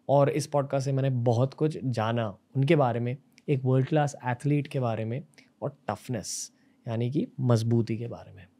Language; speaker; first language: Hindi; native; Hindi